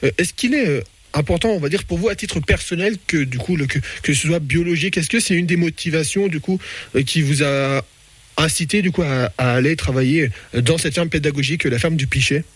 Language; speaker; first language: French; native; French